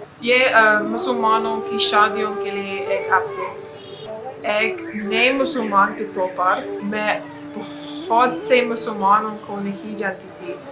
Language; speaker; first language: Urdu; non-native, learner; English